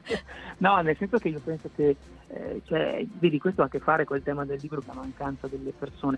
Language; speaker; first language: Italian; native; Italian